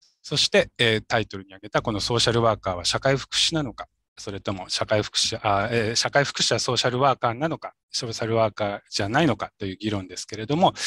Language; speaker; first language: Japanese; native; Japanese